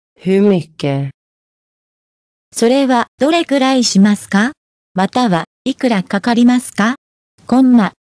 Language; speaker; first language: Japanese; native; Japanese